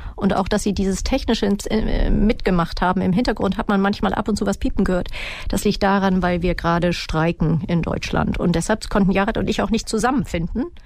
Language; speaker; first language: German; native; German